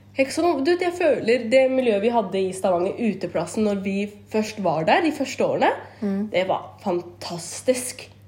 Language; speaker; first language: Norwegian; early bilingual, other home language; Kurdish